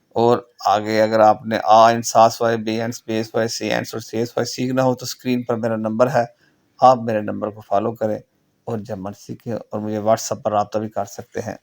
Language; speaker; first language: Urdu; non-native, local second language; Punjabi